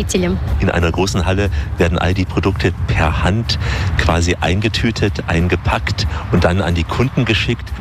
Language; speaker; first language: German; native; German